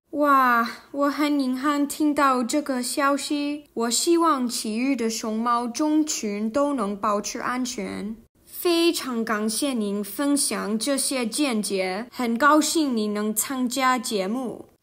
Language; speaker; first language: Chinese; non-native, learner; English